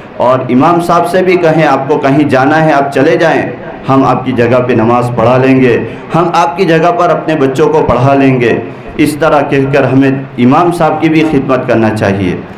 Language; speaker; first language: Urdu; non-native, local second language; Gujarati